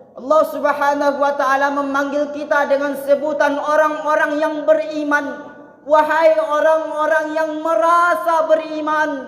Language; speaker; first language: Malay; non-native, local second language; Minangkabau